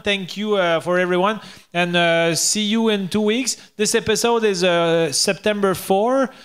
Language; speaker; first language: English; non-native, learner; French